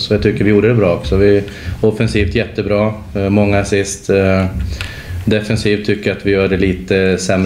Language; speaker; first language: Swedish; native; Swedish